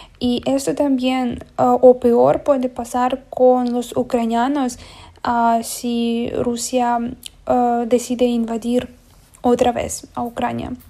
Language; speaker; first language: Spanish; non-native, fluent; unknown